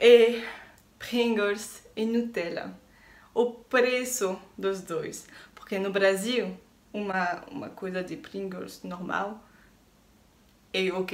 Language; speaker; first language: Portuguese; non-native, learner; French